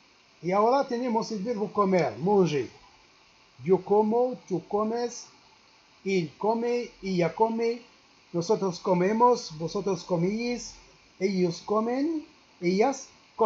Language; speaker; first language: Spanish; non-native, learner; Arabic